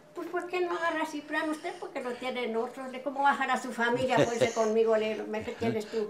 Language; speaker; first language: Spanish; native; Spanish